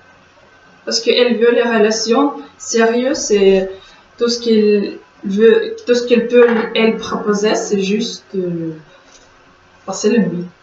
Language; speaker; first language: French; non-native, fluent; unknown